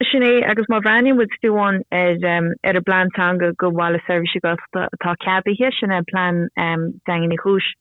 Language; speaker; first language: Irish; native; Irish